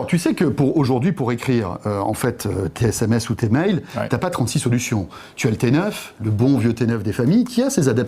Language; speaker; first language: French; native; French